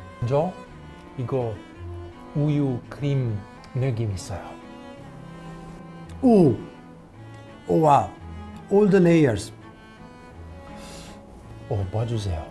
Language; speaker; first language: Korean; non-native, learner; Italian